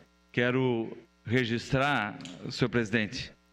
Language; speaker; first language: Portuguese; native; Portuguese